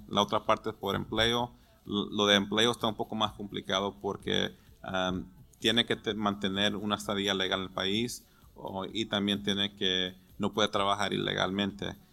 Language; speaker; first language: Spanish; early bilingual, heritage; Spanish